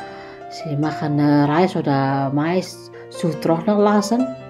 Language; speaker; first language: German; non-native, learner; Indonesian